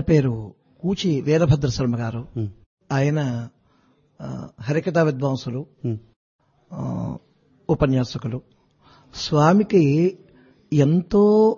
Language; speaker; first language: Telugu; native; Telugu